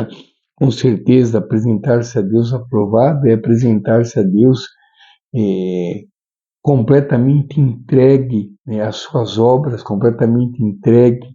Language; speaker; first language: Portuguese; native; Portuguese